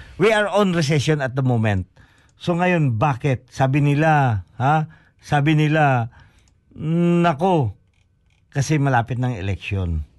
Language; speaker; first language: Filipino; non-native, local second language; Hiligaynon